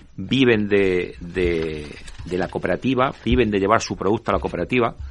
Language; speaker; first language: Spanish; native; Spanish